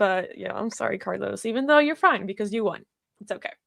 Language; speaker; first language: English; native; English